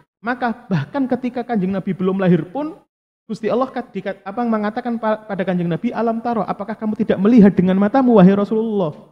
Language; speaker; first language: Indonesian; non-native, local second language; Javanese